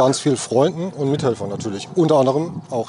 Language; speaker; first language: German; native; German